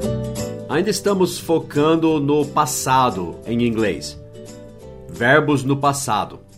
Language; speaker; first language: Portuguese; non-native, fluent; English